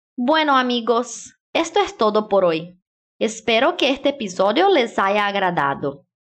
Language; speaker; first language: Spanish; non-native, fluent; Portuguese